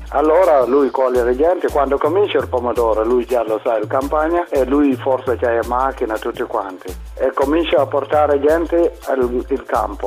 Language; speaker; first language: Italian; non-native, learner; Arabic